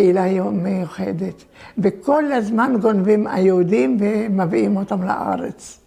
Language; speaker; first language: Hebrew; early bilingual, other home language; Turkish